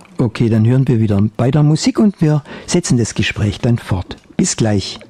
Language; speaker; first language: German; native; German